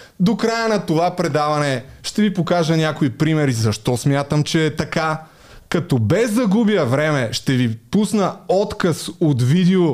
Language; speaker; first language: Bulgarian; native; Bulgarian